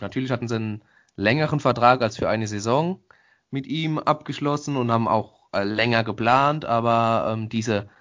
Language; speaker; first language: German; native; German